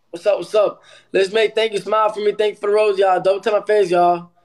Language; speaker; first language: English; early bilingual, other home language; Spanish